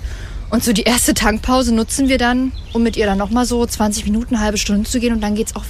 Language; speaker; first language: German; native; German